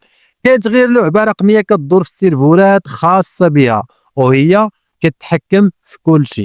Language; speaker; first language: Arabic; native; Arabic